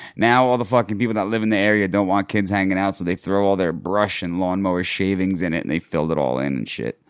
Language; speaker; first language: English; native; English